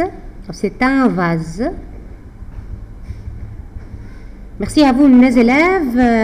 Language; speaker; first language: French; non-native, fluent; Arabic